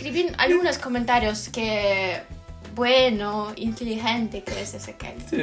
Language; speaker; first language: Spanish; non-native, fluent; Ukrainian